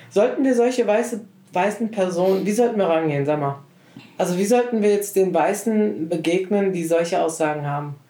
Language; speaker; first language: German; early bilingual, other home language; Turkish